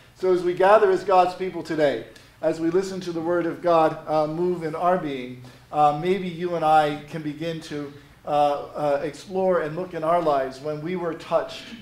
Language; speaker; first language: English; native; English